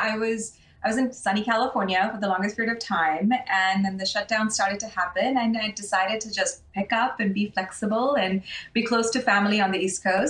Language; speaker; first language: English; non-native, local second language; Urdu